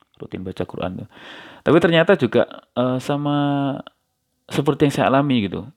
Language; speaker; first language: Indonesian; non-native, local second language; Javanese